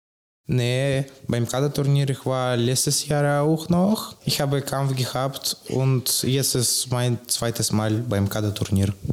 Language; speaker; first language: German; non-native, learner; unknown